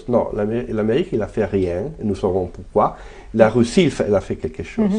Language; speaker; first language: French; non-native, fluent; Italian